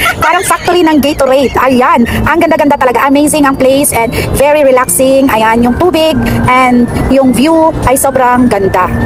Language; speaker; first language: Filipino; non-native, local second language; Cebuano